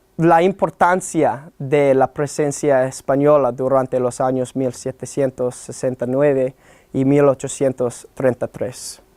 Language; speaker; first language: Spanish; non-native, fluent; English